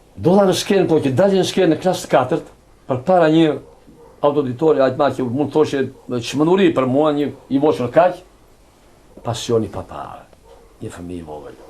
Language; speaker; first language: Albanian; native; Albanian